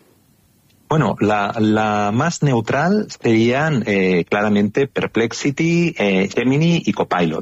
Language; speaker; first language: Spanish; native; Spanish